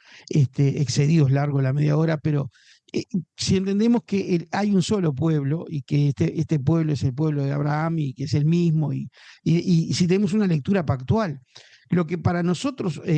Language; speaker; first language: Spanish; native; Spanish